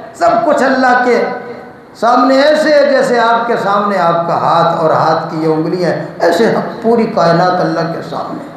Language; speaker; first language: Urdu; non-native, local second language; Punjabi